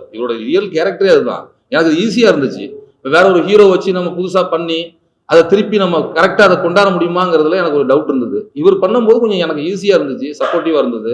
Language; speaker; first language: Tamil; native; Tamil